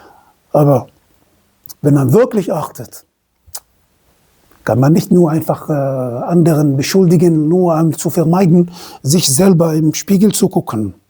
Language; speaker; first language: German; non-native, fluent; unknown